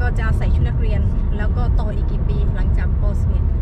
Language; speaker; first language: Thai; native; Thai